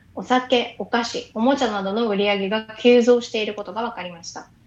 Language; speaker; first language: Japanese; native; Japanese